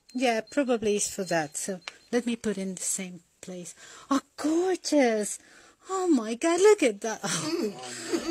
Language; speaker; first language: English; non-native, learner; Spanish